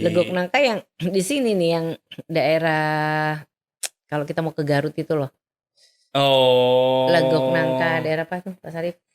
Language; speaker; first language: Indonesian; native; Indonesian